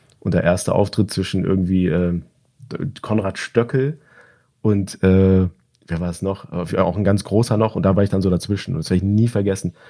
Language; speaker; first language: German; early bilingual, other home language; Turkish